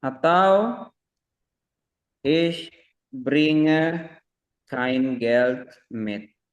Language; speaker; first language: German; non-native, fluent; Indonesian